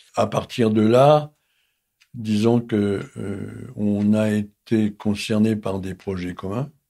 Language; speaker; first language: French; native; French